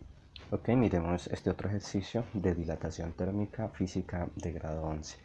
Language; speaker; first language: Spanish; native; Spanish